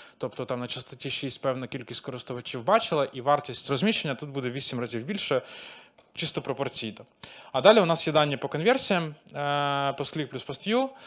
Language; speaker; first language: Ukrainian; non-native, local second language; Russian